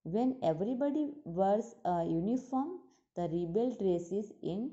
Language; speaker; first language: English; non-native, local second language; Gujarati